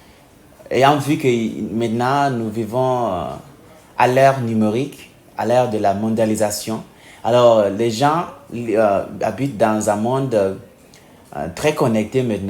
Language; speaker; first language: French; non-native, fluent; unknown